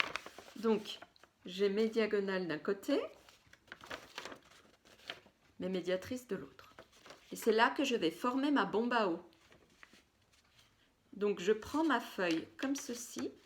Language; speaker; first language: French; native; French